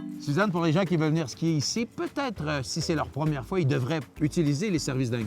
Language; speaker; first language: French; native; French